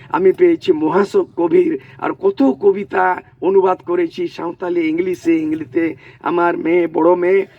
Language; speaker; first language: Bangla; non-native, local second language; Santali